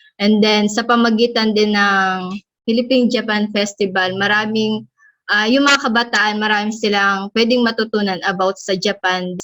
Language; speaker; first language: Filipino; native; Filipino